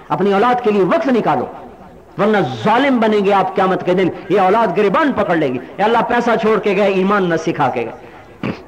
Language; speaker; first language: Urdu; non-native, local second language; Punjabi